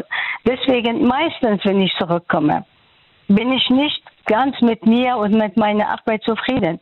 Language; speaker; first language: German; non-native, fluent; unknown